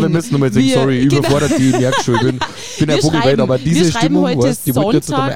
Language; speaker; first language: German; native; German